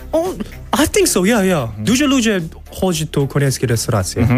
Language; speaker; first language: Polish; non-native, learner; Korean